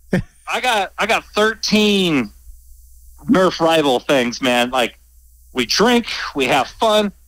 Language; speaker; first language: English; native; English